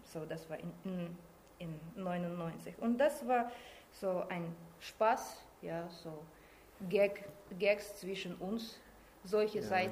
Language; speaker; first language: German; non-native, learner; Russian